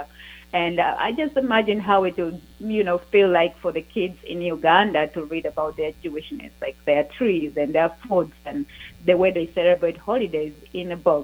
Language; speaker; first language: English; non-native, local second language; Ganda